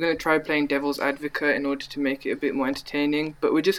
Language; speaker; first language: English; native; English